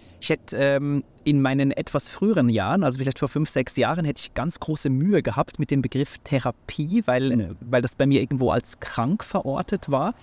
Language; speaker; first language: German; native; German